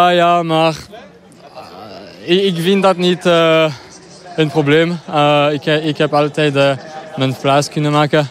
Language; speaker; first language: Dutch; non-native, local second language; French